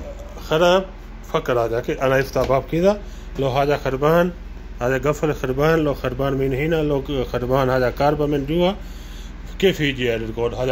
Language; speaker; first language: Arabic; non-native, learner; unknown